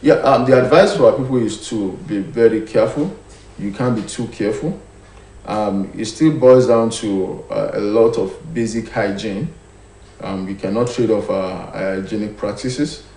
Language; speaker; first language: English; non-native, local second language; Yoruba